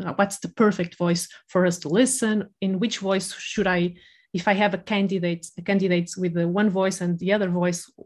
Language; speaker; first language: English; non-native, fluent; Portuguese